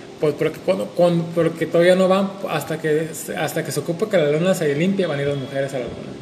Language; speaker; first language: Spanish; native; Spanish